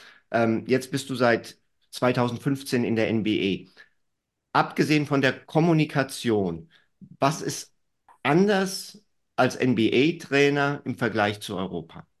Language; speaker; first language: German; native; German